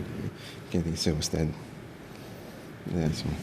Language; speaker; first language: Spanish; early bilingual, heritage; English